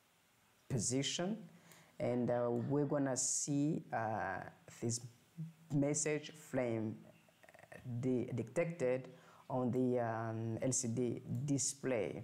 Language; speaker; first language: English; non-native, fluent; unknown